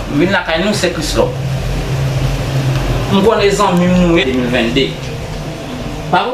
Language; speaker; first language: French; non-native, learner; Haitian Creole